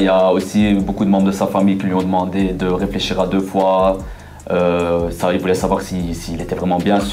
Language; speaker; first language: French; early bilingual, other home language; Arabic